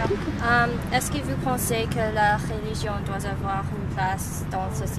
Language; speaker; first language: French; non-native, learner; English